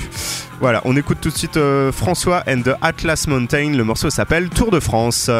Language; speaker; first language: French; native; French